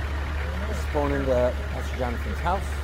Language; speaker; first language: English; native; English